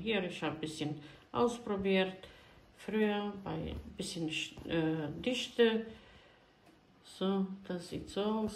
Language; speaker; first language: German; non-native, fluent; Croatian